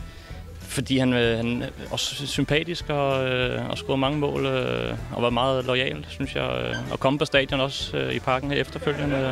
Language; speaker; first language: Danish; native; Danish